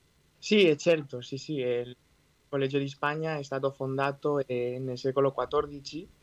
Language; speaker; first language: Italian; non-native, fluent; Spanish